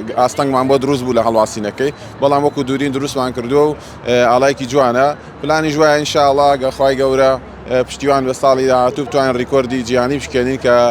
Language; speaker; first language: Central Kurdish; native; Central Kurdish